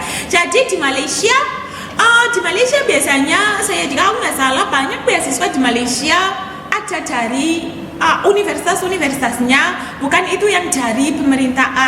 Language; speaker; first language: Indonesian; non-native, fluent; English